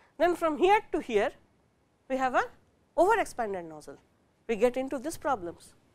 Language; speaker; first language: English; non-native, local second language; Bangla